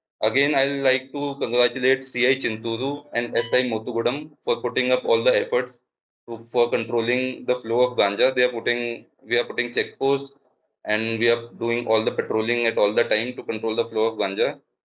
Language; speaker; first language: English; non-native, local second language; Telugu